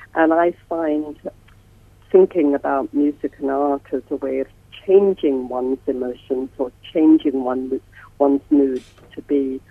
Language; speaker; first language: English; native; English